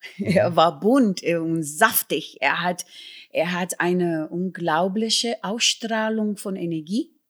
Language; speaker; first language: German; non-native, fluent; English